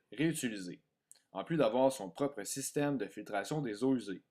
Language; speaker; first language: French; native; French